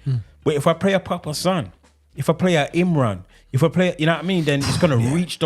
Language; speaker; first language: English; native; English